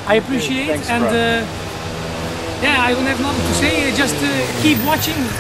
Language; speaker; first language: English; non-native, fluent; Dutch